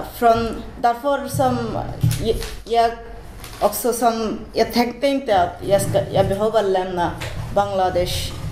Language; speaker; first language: Swedish; non-native, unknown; Bangla